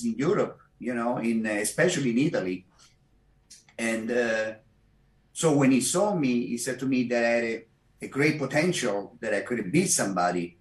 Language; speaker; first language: English; non-native, fluent; Italian